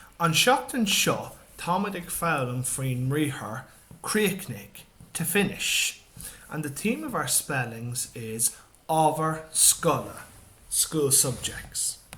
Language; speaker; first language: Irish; non-native, local second language; English